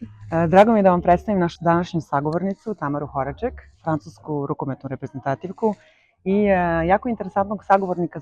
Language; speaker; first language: Croatian; native; Croatian